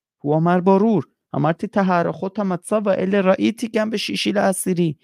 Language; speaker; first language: Hebrew; non-native, fluent; Persian